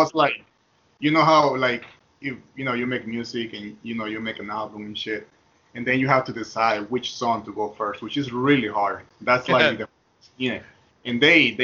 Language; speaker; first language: English; non-native, fluent; Spanish